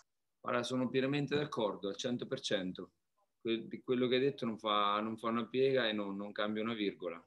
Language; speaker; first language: Italian; native; Italian